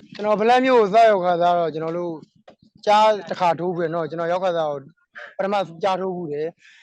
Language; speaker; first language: Burmese; native; Burmese